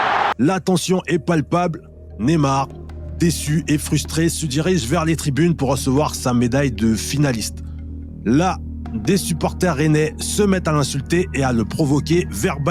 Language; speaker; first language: French; native; French